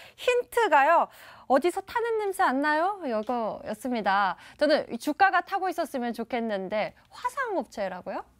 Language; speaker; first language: Korean; native; Korean